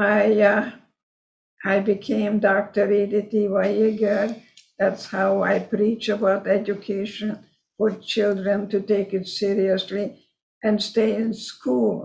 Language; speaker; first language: English; non-native, fluent; Hungarian